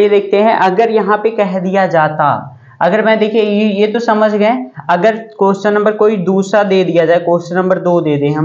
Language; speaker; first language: Hindi; native; Hindi